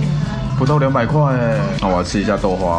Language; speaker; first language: Chinese; native; Chinese